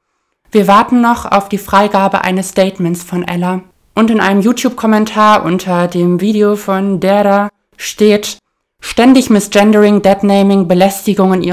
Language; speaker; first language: German; native; German